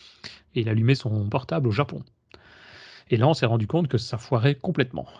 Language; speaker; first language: French; native; French